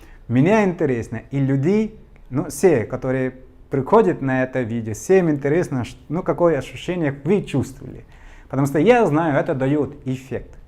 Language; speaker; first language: Russian; non-native, learner; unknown